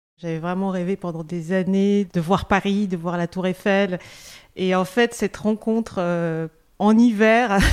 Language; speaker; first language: French; non-native, local second language; Russian